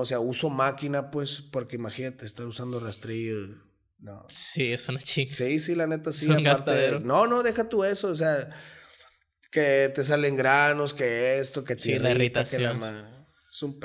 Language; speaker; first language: Spanish; native; Spanish